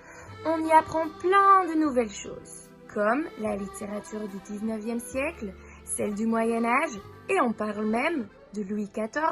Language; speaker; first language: French; non-native, fluent; Dutch